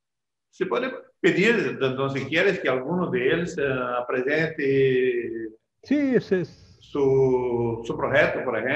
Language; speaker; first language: Portuguese; non-native, learner; Spanish